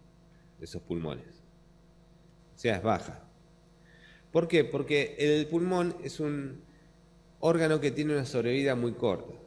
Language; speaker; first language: Spanish; native; Spanish